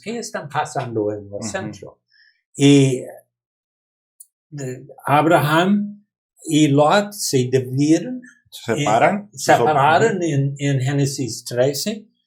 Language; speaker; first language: Spanish; non-native, learner; English